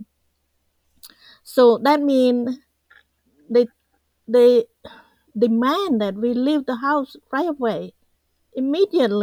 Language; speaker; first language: English; non-native, fluent; Khmer